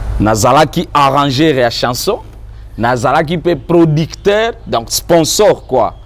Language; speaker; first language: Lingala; non-native, local second language; Swahili